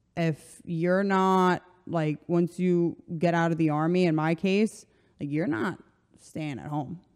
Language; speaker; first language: English; early bilingual, other home language; Slovenian